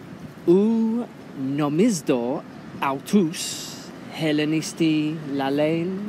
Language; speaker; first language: Greek; non-native, fluent; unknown